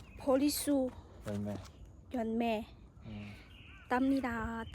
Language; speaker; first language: Korean; non-native, learner; Lao